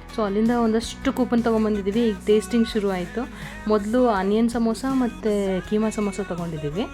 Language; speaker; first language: Kannada; native; Kannada